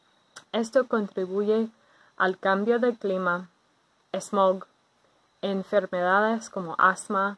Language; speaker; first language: Spanish; non-native, fluent; English